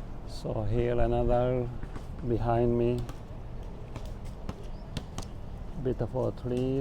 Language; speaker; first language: English; non-native, learner; Arabic